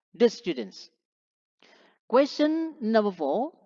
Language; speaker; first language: English; non-native, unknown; Indonesian